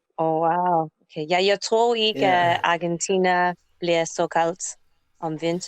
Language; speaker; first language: Danish; non-native, learner; English